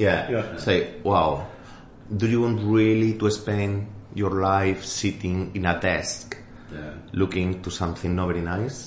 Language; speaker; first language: English; non-native, fluent; Spanish